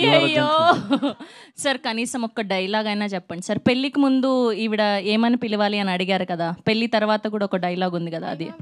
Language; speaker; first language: Telugu; native; Telugu